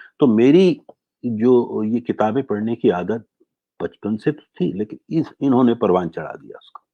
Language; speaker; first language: Urdu; native; Urdu